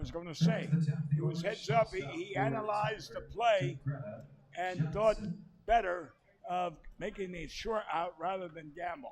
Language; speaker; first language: English; native; English